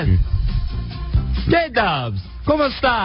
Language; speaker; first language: Spanish; non-native, learner; English